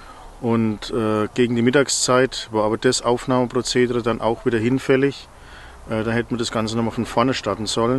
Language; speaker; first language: German; native; German